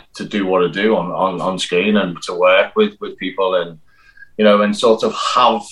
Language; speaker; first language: English; native; English